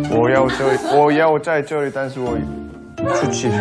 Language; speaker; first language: Chinese; non-native, learner; Korean